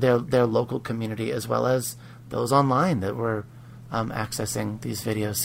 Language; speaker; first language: English; native; English